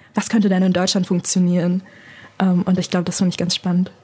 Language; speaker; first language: German; native; German